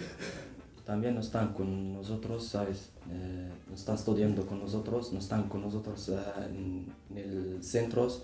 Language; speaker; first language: Spanish; non-native, learner; Arabic